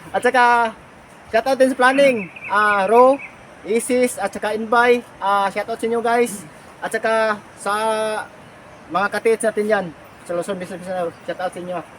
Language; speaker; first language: Filipino; non-native, local second language; Cebuano